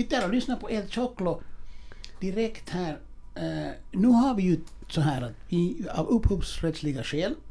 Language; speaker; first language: Swedish; native; Swedish